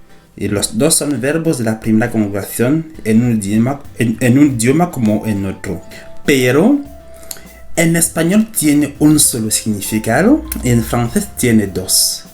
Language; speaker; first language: Spanish; non-native, fluent; French